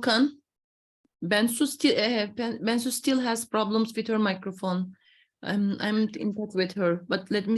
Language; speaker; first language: English; non-native, fluent; Turkish